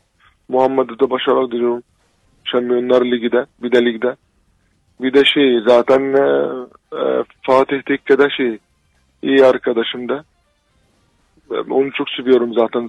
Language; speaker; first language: Turkish; non-native, learner; Arabic